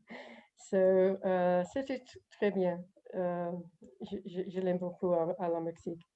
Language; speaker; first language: French; non-native, learner; English